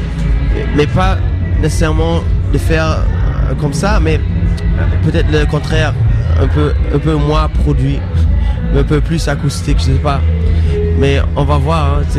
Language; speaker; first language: French; non-native, fluent; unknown